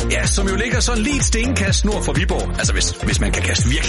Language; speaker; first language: Danish; native; Danish